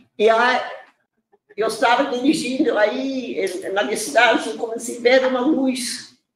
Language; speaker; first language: Portuguese; non-native, fluent; English